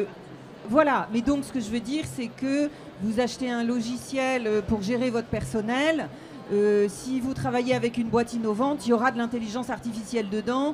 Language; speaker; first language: French; native; French